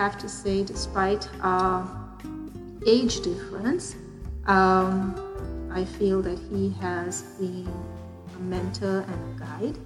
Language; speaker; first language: English; non-native, local second language; Urdu